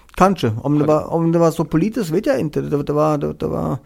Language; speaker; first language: Swedish; non-native, fluent; German